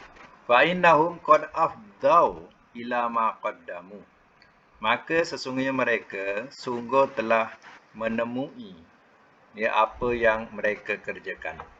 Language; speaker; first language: Malay; native; Malay